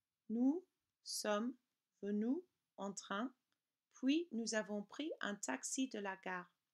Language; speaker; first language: French; non-native, fluent; English